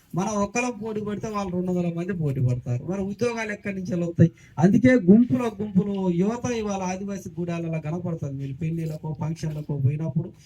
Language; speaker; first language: Telugu; non-native, local second language; Koya